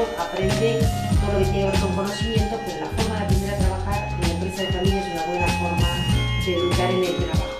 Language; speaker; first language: Spanish; native; Spanish